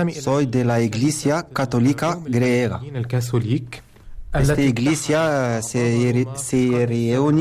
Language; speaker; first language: Spanish; non-native, learner; Arabic